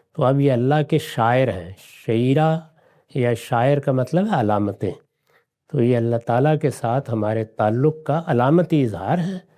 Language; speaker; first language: Urdu; non-native, local second language; Punjabi